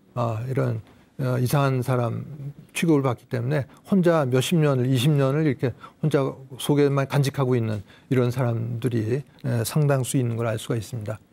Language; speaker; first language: Korean; native; Korean